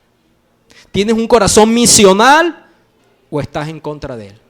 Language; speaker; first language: Spanish; native; Spanish